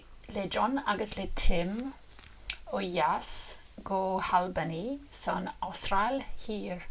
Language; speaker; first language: Irish; non-native, learner; English